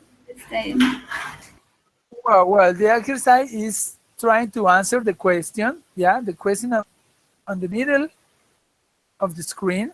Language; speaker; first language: English; non-native, fluent; Spanish